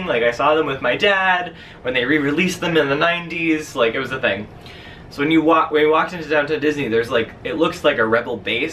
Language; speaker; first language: English; native; English